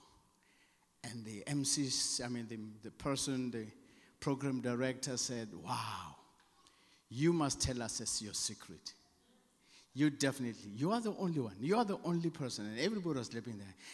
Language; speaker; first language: English; non-native, local second language; Southern Sotho